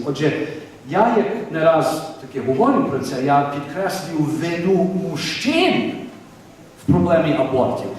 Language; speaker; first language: Ukrainian; early bilingual, heritage; Ukrainian